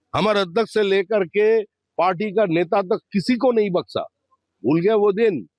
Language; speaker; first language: Hindi; non-native, local second language; Bangla